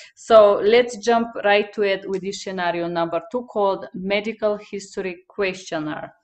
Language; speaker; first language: English; non-native, fluent; Bulgarian